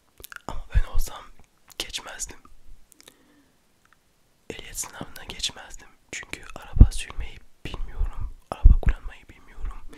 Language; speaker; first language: Turkish; early bilingual, heritage; French